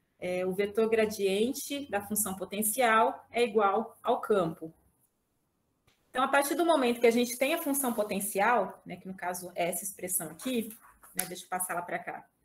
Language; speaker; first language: Portuguese; native; Portuguese